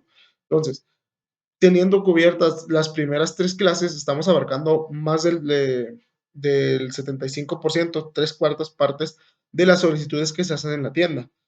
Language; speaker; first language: Spanish; native; Spanish